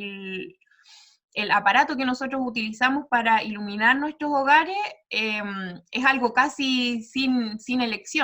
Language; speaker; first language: Spanish; native; Spanish